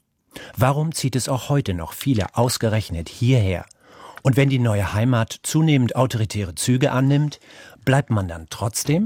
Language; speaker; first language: German; native; German